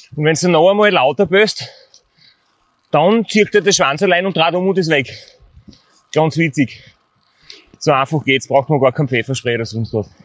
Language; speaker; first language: German; native; German